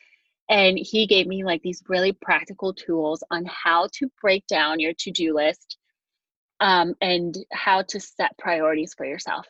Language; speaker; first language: English; early bilingual, other home language; Spanish